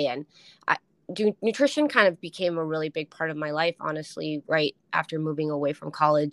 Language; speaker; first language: English; native; English